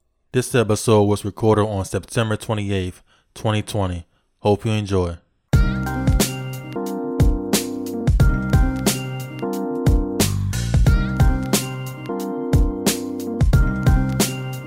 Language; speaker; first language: English; native; English